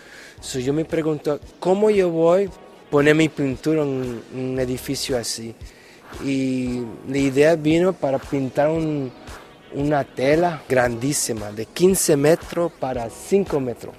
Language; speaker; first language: Spanish; early bilingual, heritage; Spanish